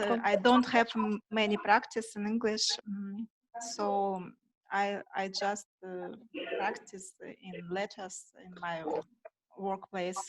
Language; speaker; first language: English; non-native, learner; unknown